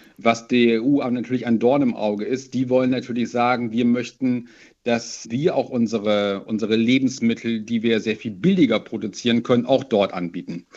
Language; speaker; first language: German; native; German